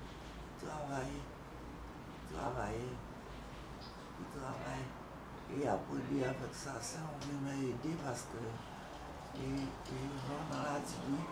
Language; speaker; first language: French; non-native, local second language; Guadeloupean Creole French